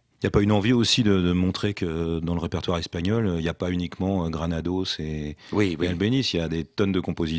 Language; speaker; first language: French; native; French